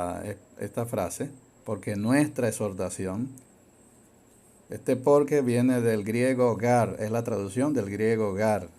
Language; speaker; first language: Spanish; native; Spanish